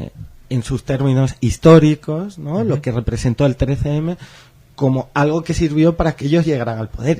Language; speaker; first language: Spanish; native; Spanish